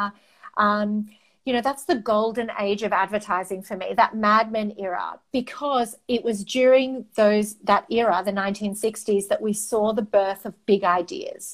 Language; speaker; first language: English; non-native, local second language; Greek